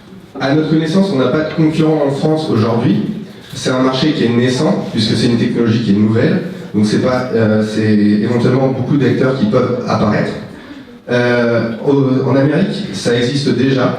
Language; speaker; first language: French; native; French